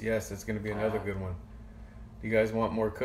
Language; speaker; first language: English; native; English